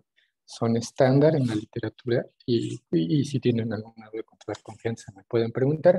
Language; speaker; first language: Spanish; native; Spanish